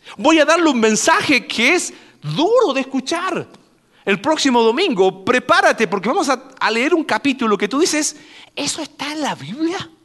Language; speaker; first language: Spanish; native; Spanish